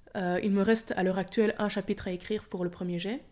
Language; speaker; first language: French; native; French